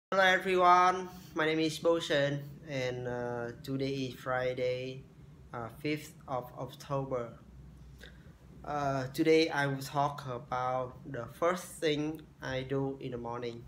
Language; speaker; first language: English; non-native, learner; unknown